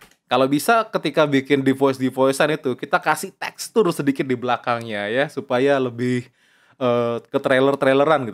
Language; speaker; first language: Indonesian; native; Indonesian